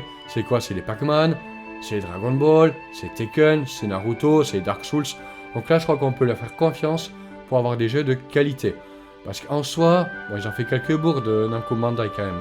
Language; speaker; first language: French; native; French